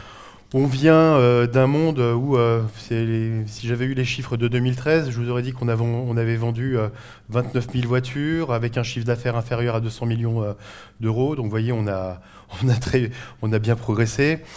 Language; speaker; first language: French; native; French